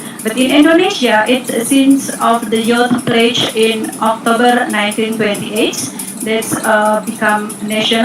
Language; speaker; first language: English; non-native, learner; Indonesian